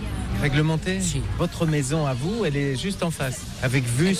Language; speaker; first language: French; native; French